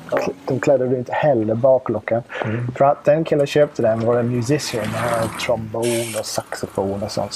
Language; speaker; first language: Swedish; non-native, fluent; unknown